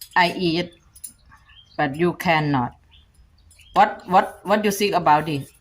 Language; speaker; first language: English; non-native, learner; Thai